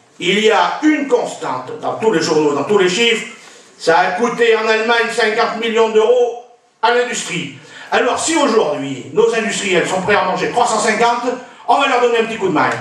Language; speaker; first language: French; native; French